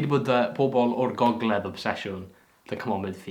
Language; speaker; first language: Welsh; native; Welsh